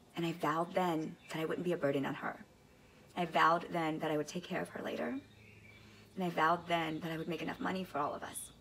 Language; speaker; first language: English; native; English